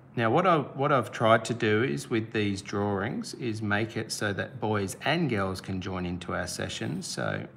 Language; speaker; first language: English; native; English